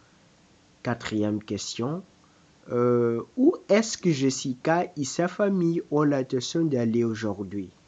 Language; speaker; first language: French; non-native, fluent; Portuguese